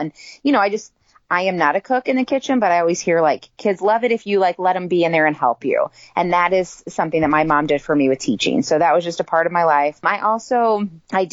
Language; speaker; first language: English; native; English